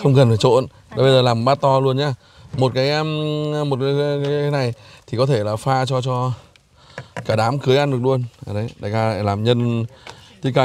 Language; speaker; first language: Vietnamese; native; Vietnamese